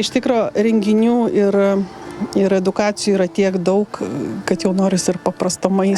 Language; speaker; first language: Lithuanian; native; Lithuanian